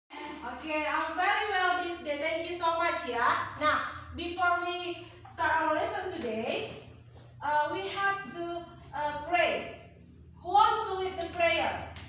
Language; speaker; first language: English; non-native, learner; Indonesian